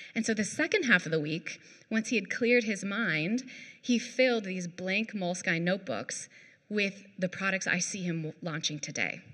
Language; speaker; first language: English; native; English